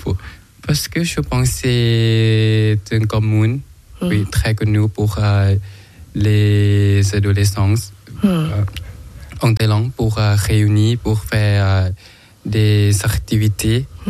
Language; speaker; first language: French; non-native, learner; Thai